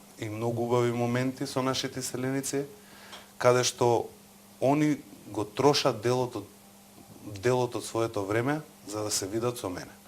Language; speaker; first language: Macedonian; native; Macedonian